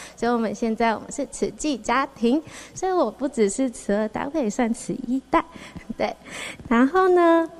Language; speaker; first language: Chinese; native; Chinese